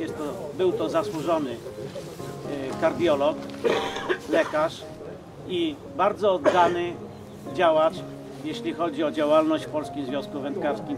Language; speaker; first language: Polish; native; Polish